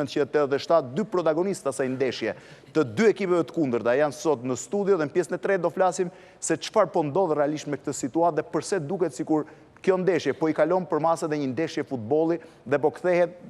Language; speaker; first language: Albanian; native; Albanian